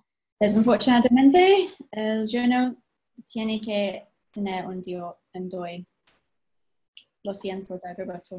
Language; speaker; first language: Spanish; non-native, fluent; English